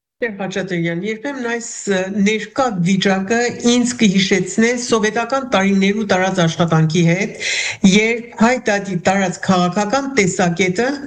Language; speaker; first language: Armenian; early bilingual, heritage; Armenian